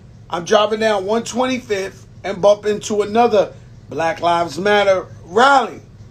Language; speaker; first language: English; early bilingual, other home language; Spanish